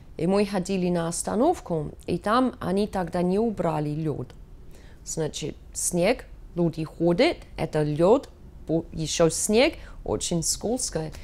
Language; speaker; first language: Russian; non-native, fluent; English